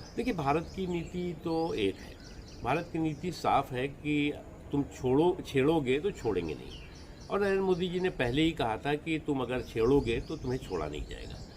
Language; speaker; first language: Hindi; native; Hindi